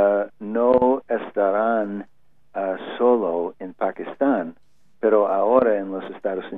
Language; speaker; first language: Spanish; non-native, learner; English